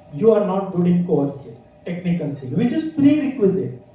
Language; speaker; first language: Hindi; non-native, local second language; Marathi